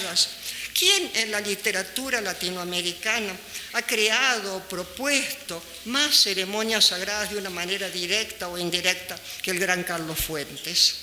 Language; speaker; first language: Spanish; native; Spanish